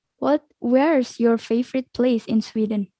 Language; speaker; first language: English; non-native, learner; Indonesian